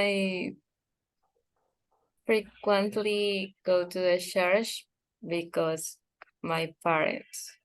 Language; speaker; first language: English; non-native, learner; Spanish